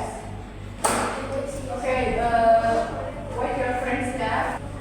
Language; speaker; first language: English; non-native, learner; Indonesian